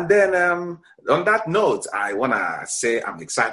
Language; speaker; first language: English; non-native, local second language; Igbo